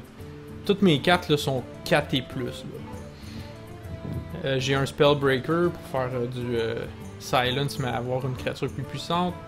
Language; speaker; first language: French; native; French